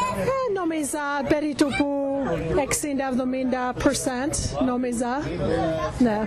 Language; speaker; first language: Greek; early bilingual, heritage; English